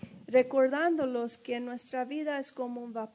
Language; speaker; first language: Spanish; early bilingual, heritage; English